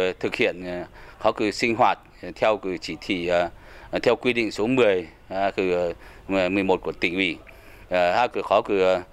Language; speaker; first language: Vietnamese; non-native, local second language; Hmong